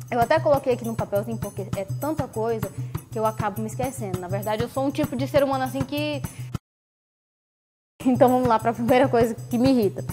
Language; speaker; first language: Portuguese; native; Portuguese